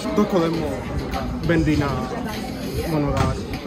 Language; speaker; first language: Japanese; non-native, fluent; Spanish